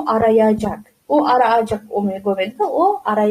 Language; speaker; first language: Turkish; non-native, fluent; Uzbek